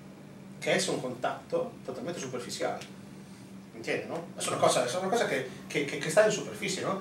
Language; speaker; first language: Spanish; non-native, fluent; Italian